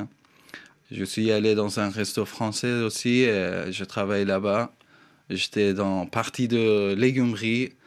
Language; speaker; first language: French; non-native, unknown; Persian